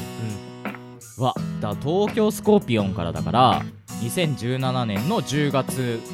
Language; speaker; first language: Japanese; native; Japanese